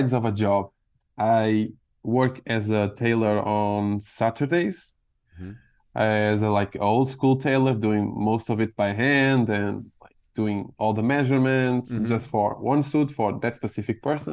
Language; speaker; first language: English; non-native, fluent; Portuguese